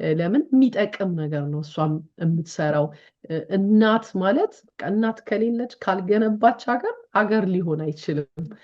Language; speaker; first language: Amharic; native; Amharic